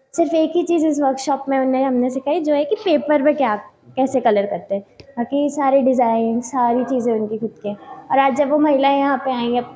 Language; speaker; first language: Hindi; native; Hindi